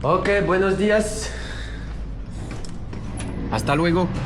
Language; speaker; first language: Spanish; non-native, learner; French